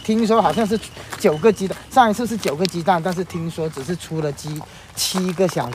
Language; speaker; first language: Chinese; native; Chinese